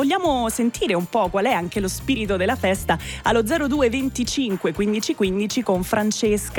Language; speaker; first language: Italian; native; Italian